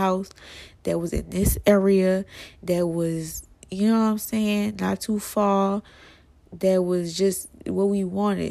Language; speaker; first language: English; native; English